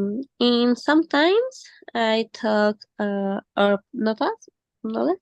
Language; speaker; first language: English; non-native, learner; Spanish